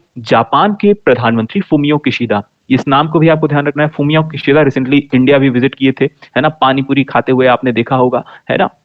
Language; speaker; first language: Hindi; native; Hindi